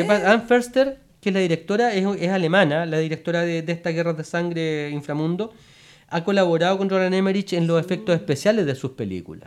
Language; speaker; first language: Spanish; native; Spanish